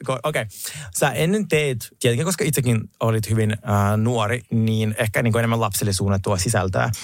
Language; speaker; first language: Finnish; early bilingual, other home language; Russian